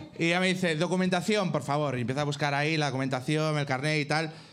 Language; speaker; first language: Spanish; native; Spanish